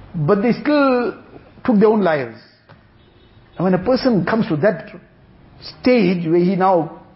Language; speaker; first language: English; native; English